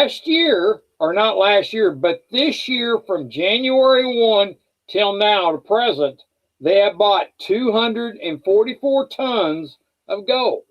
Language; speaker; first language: English; native; English